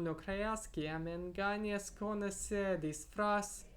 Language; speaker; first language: Spanish; non-native, learner; Russian